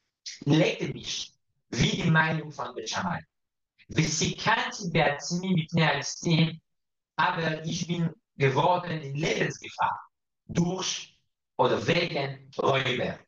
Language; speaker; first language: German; non-native, fluent; Hebrew